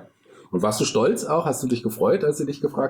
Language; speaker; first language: German; native; German